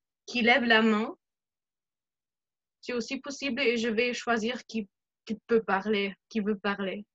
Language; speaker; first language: French; non-native, fluent; German